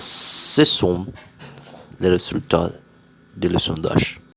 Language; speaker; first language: French; non-native, learner; Spanish